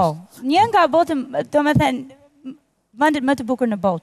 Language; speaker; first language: Albanian; non-native, learner; English